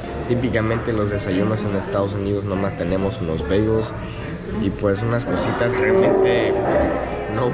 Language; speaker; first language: Spanish; non-native, fluent; English